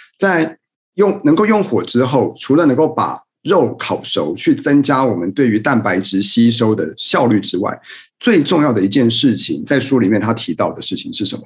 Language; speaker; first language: Chinese; native; Chinese